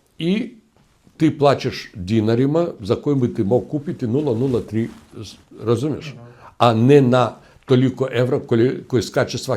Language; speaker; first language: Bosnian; non-native, fluent; Russian